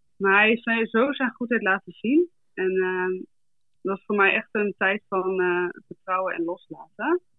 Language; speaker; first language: Dutch; native; Dutch